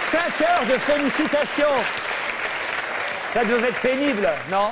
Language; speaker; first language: French; native; French